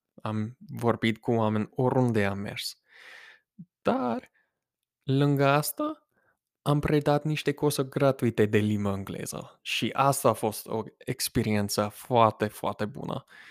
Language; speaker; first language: Romanian; non-native, fluent; English